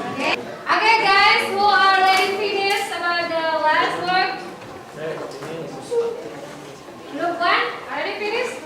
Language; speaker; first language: English; non-native, learner; Indonesian